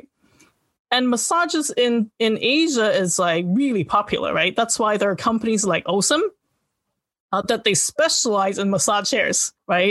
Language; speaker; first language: English; non-native, local second language; Cantonese